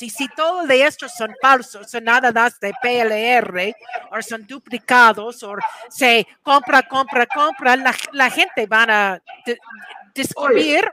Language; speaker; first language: Spanish; non-native, fluent; English